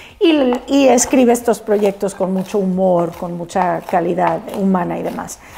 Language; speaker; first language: Spanish; native; Spanish